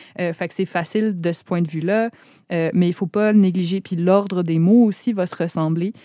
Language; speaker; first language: French; native; French